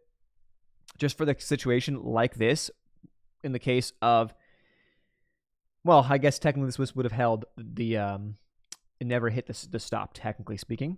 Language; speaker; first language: English; native; English